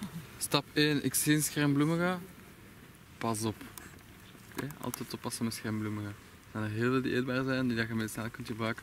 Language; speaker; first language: Dutch; native; Dutch